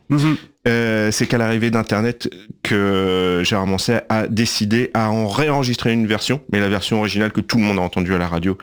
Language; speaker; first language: French; native; French